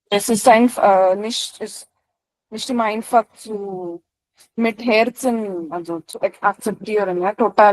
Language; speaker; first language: German; non-native, learner; Marathi